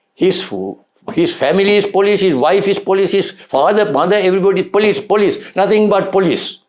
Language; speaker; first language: English; non-native, local second language; Sinhala